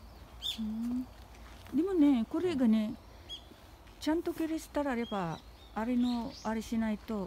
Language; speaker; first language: Japanese; non-native, learner; Filipino